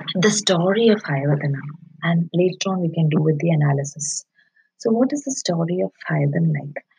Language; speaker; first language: English; non-native, local second language; Malayalam